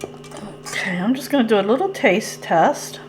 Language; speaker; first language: English; native; English